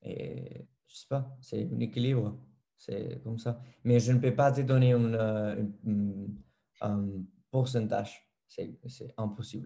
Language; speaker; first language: French; non-native, fluent; Spanish